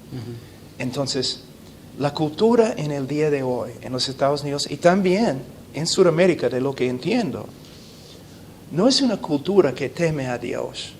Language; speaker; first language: Spanish; non-native, fluent; English